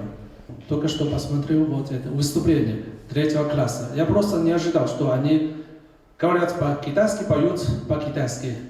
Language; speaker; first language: Russian; non-native, fluent; Chinese